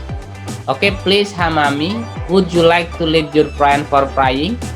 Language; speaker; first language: English; non-native, local second language; Indonesian